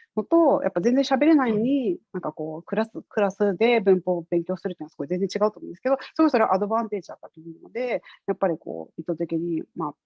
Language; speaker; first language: Japanese; native; Japanese